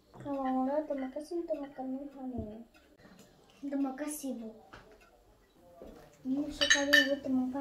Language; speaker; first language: Indonesian; early bilingual, heritage; Spanish